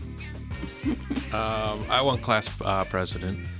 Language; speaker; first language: English; early bilingual, other home language; Filipino